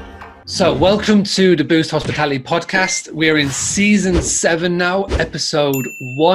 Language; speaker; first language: English; native; English